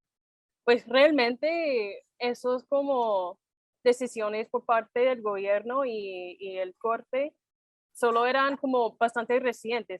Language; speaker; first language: Spanish; non-native, fluent; English